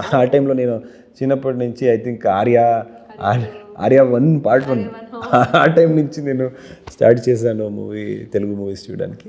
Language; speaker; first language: Telugu; non-native, learner; Kannada